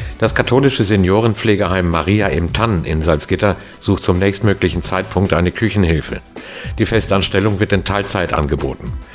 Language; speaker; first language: German; native; German